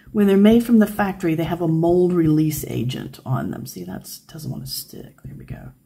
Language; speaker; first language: English; native; English